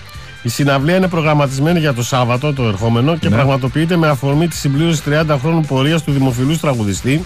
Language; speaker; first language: Greek; native; Greek